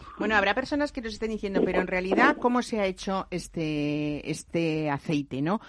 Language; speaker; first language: Spanish; native; Spanish